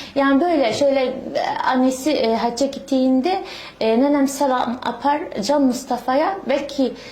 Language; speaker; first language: Turkish; early bilingual, heritage; Arabic